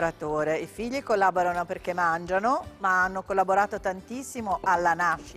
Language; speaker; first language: Italian; native; Italian